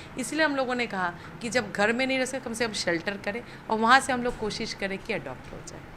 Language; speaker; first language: Hindi; native; Hindi